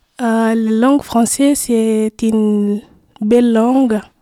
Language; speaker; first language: French; non-native, learner; Arabic